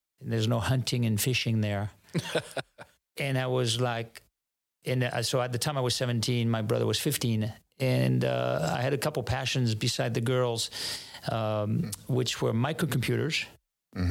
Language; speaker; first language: English; non-native, fluent; French